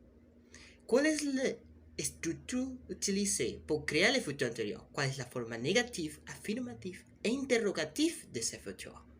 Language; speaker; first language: French; non-native, learner; Spanish